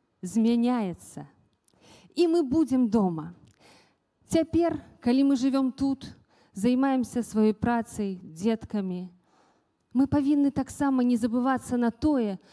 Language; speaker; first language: Belarusian; native; Belarusian